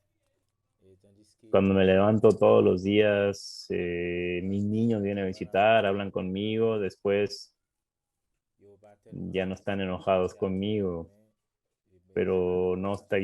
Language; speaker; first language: Spanish; non-native, fluent; English